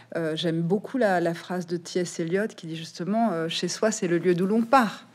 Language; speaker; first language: French; native; French